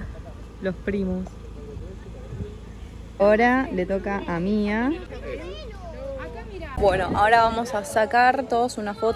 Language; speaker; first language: Spanish; native; Spanish